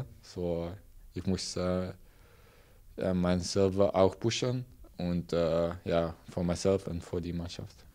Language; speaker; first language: German; non-native, learner; Dutch